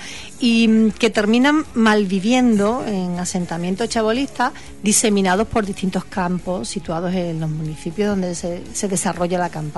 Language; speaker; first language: Spanish; native; Spanish